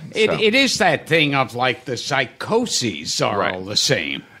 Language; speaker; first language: English; native; English